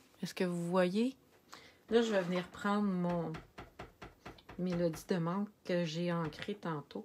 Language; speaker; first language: French; native; French